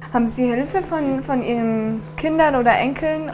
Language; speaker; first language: German; native; German